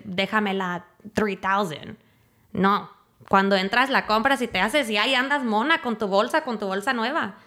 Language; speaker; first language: Spanish; early bilingual, heritage; Spanish